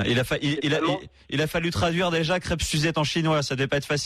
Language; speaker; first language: French; native; French